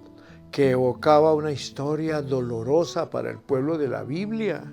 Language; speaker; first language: Spanish; native; Spanish